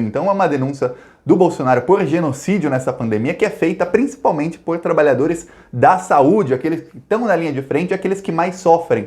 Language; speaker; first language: Portuguese; native; Portuguese